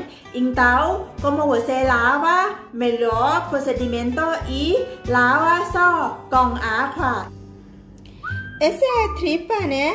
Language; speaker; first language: Portuguese; non-native, learner; Thai